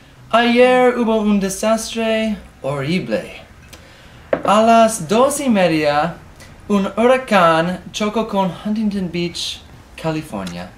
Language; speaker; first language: Spanish; non-native, learner; English